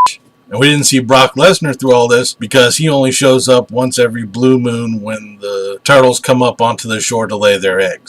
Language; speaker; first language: English; native; English